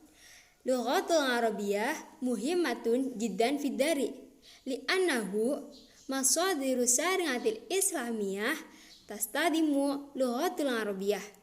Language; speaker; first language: Arabic; non-native, learner; Indonesian